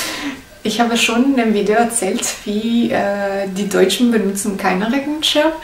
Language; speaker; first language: German; non-native, learner; Italian